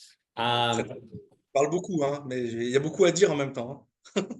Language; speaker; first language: French; native; French